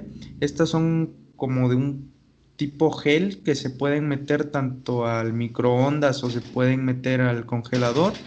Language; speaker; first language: Spanish; native; Spanish